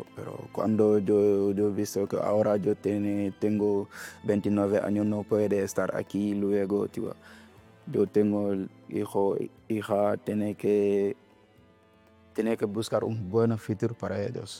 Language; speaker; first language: Spanish; non-native, learner; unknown